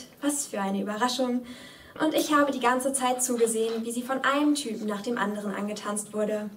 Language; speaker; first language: German; native; German